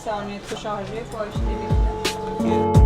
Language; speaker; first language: French; non-native, fluent; Hindi